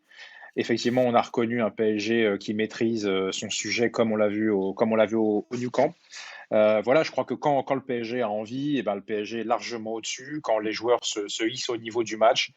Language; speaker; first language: French; native; French